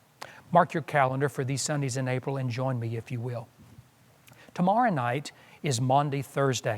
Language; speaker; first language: English; native; English